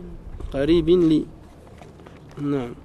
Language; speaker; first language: Arabic; non-native, fluent; French